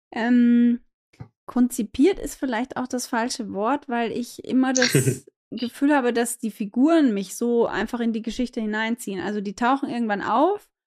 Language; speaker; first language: German; native; German